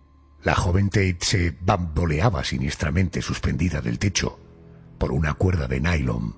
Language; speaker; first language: Spanish; native; Spanish